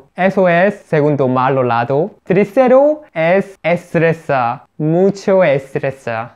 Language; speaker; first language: Spanish; non-native, learner; Korean